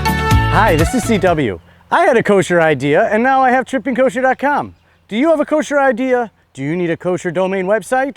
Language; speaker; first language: English; native; English